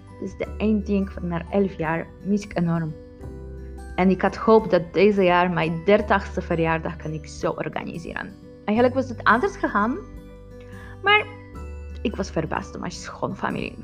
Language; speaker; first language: Dutch; non-native, learner; Polish